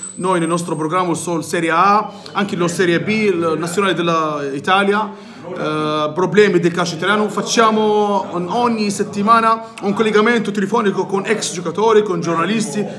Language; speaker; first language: Italian; non-native, learner; Arabic